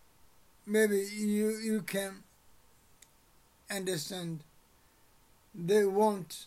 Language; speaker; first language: English; non-native, learner; Japanese